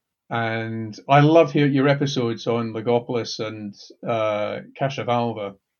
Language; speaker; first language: English; native; English